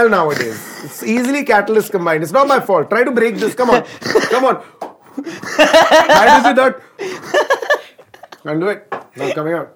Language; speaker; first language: English; non-native, local second language; Malayalam